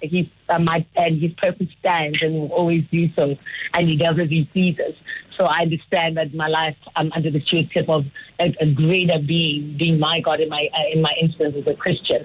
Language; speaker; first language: English; non-native, local second language; Northern Sotho